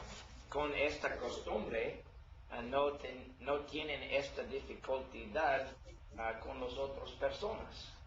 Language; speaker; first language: Spanish; non-native, learner; English